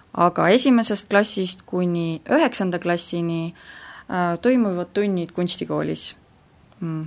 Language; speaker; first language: Estonian; native; Estonian